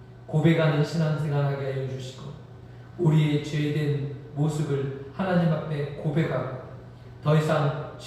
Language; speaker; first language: Korean; native; Korean